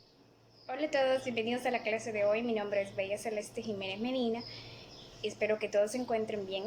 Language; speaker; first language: Spanish; native; Spanish